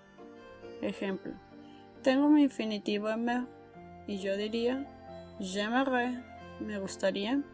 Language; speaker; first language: Spanish; native; Spanish